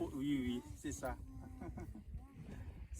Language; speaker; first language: French; non-native, local second language; Malagasy